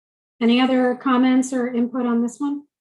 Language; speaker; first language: English; native; English